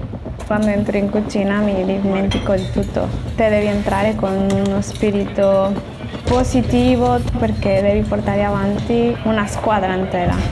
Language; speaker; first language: Italian; non-native, fluent; Spanish